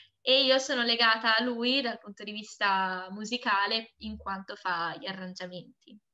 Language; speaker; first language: Italian; native; Italian